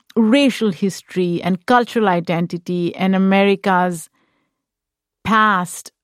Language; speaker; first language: English; non-native, local second language; Urdu